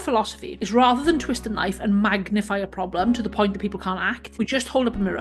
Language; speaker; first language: English; native; English